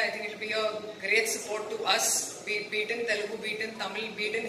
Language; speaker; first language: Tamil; non-native, local second language; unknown